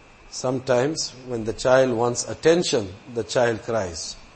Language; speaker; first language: English; native; English